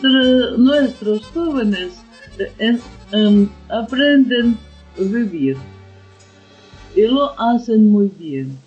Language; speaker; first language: Spanish; non-native, learner; Ukrainian